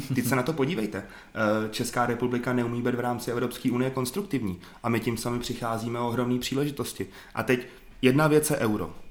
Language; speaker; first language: Czech; native; Czech